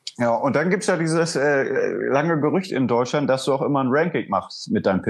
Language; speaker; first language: German; native; German